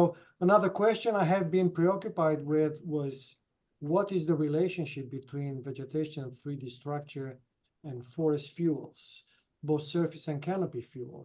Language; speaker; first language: English; non-native, fluent; Romanian